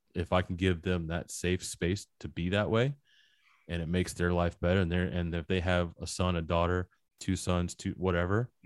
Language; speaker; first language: English; native; English